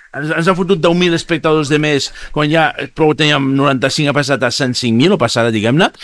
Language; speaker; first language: Catalan; non-native, fluent; Spanish